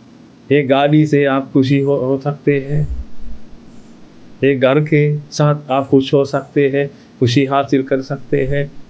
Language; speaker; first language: Hindi; non-native, fluent; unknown